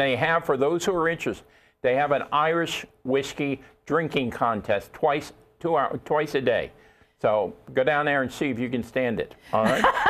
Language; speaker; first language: English; native; English